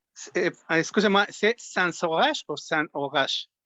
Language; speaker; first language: French; non-native, learner; Spanish